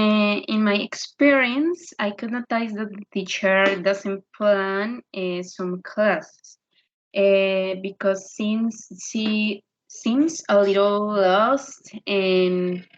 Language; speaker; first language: English; non-native, learner; Spanish